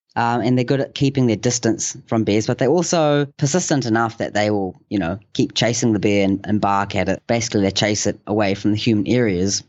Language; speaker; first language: English; native; English